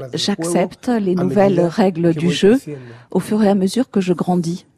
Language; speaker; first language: French; non-native, fluent; Spanish